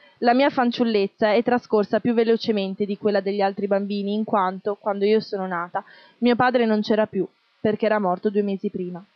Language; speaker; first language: Italian; non-native, fluent; Arabic